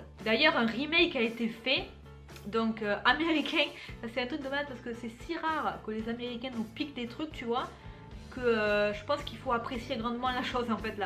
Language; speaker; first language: French; native; French